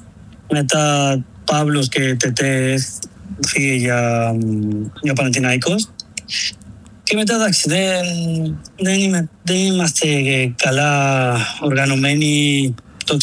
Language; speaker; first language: Greek; non-native, learner; Spanish